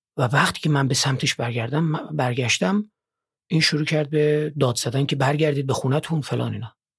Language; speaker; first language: Persian; native; Persian